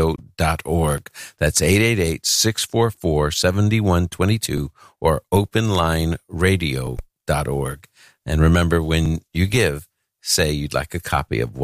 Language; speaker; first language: English; native; English